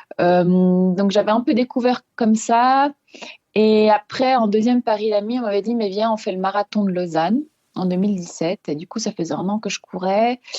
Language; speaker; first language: French; non-native, local second language; Swiss German